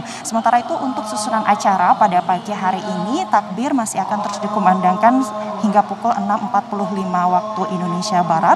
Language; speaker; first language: Indonesian; native; Indonesian